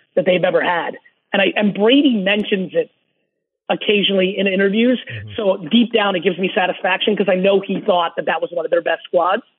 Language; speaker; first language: English; early bilingual, other home language; Russian